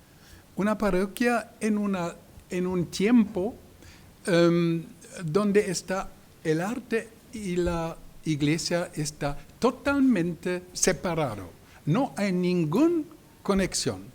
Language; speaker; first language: Spanish; non-native, learner; German